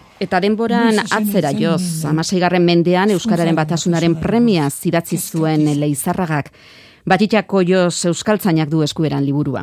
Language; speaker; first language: Basque; native; Basque